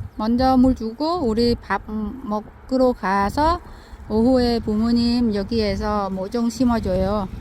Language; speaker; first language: Korean; non-native, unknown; Vietnamese